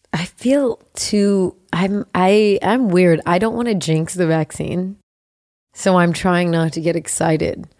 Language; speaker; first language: English; early bilingual, other home language; Spanish